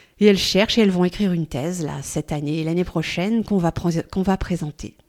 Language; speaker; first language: French; native; French